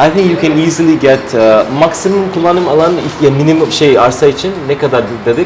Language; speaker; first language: Turkish; non-native, fluent; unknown